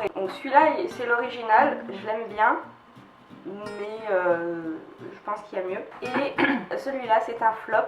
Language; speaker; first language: French; native; French